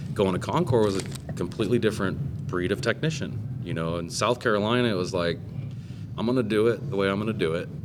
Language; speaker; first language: English; native; English